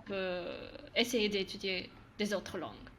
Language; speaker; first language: French; non-native, learner; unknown